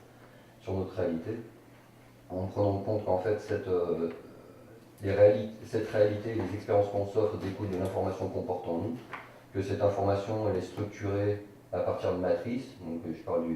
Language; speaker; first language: French; native; French